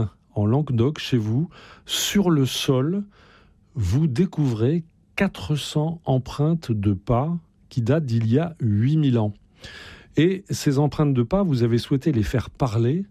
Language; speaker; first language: French; native; French